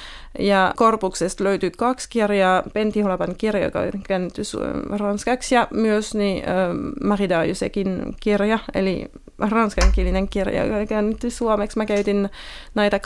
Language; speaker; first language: Finnish; non-native, fluent; French